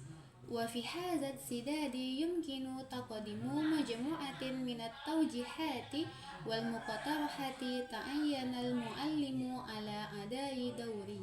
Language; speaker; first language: Arabic; non-native, learner; Indonesian